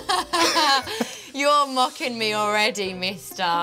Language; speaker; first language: English; native; English